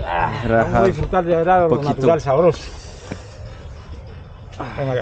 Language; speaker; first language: Spanish; native; Spanish